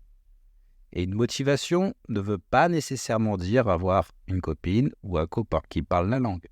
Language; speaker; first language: French; native; French